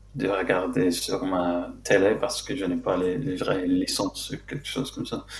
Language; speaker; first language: French; non-native, fluent; English